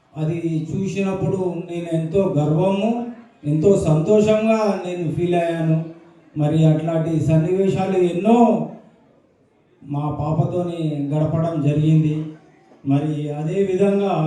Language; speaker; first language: Telugu; native; Telugu